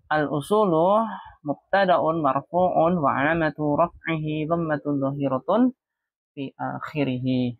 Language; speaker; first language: Arabic; non-native, fluent; Indonesian